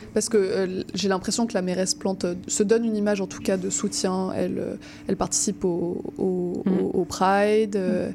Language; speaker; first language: French; native; French